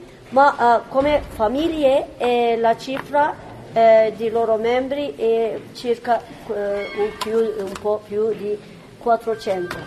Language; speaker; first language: Italian; non-native, fluent; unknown